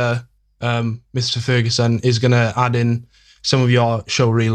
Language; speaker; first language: English; native; English